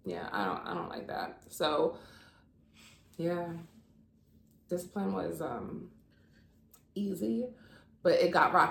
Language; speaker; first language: English; native; English